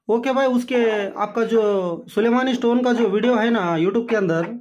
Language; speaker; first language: Hindi; non-native, local second language; Kannada